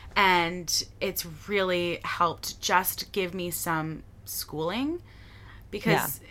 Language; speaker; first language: English; native; English